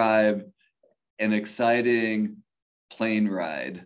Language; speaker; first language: English; native; English